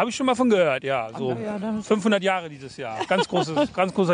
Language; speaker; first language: German; native; German